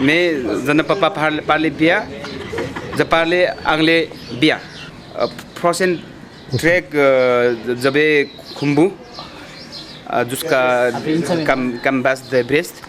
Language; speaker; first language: French; non-native, learner; Nepali